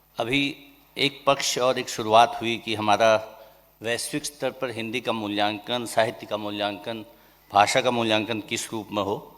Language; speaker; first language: Hindi; native; Hindi